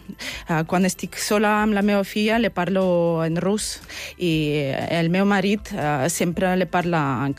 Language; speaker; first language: Catalan; non-native, learner; Russian